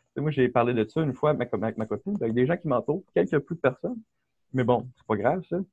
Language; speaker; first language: French; native; French